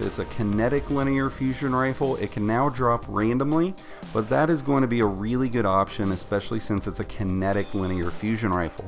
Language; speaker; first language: English; native; English